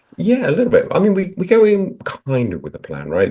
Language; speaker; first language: English; native; English